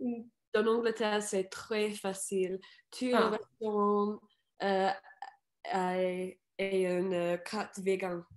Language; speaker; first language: French; non-native, learner; English